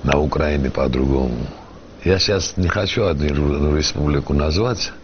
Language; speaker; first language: Ukrainian; non-native, learner; Georgian